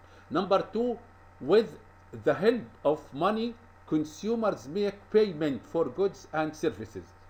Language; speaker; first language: English; non-native, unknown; Arabic